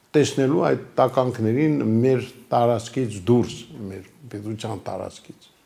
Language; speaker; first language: Armenian; native; Armenian